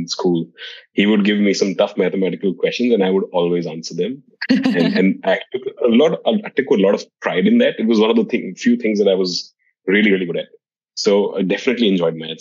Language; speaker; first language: English; non-native, local second language; Hindi